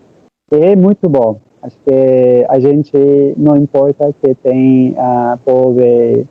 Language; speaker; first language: Portuguese; non-native, learner; Turkish